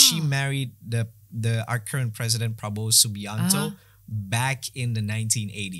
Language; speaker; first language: English; non-native, fluent; Indonesian